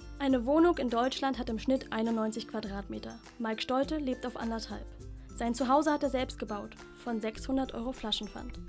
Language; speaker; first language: German; native; German